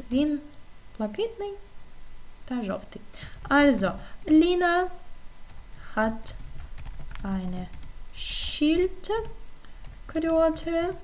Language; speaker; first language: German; non-native, fluent; Ukrainian